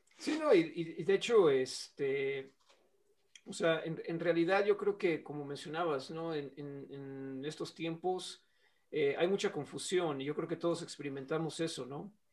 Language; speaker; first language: Spanish; native; Spanish